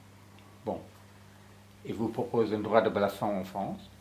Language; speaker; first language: French; non-native, fluent; English